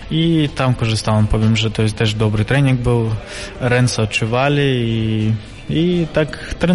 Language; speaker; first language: Polish; non-native, fluent; Russian